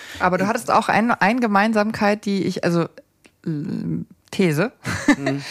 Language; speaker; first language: German; native; German